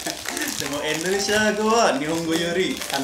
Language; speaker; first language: Japanese; non-native, learner; Indonesian